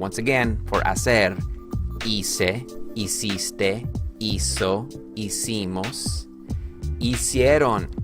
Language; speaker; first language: Spanish; non-native, fluent; English